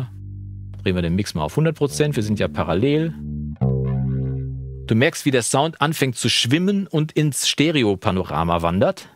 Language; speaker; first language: German; native; German